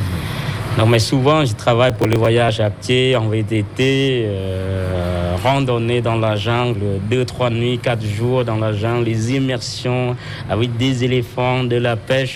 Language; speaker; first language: French; non-native, local second language; Khmer